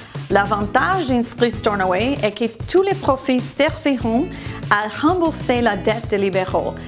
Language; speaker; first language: French; non-native, fluent; English